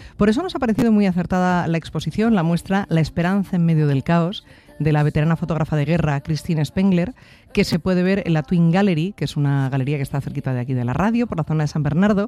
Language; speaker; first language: Spanish; native; Spanish